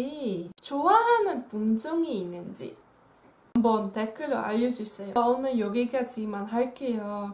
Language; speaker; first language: Korean; non-native, fluent; Dutch